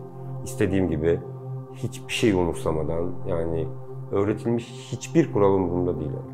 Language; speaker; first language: Turkish; native; Turkish